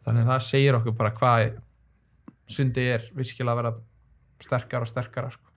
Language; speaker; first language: Icelandic; early bilingual, other home language; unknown